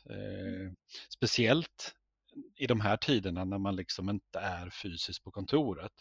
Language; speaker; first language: Swedish; native; Swedish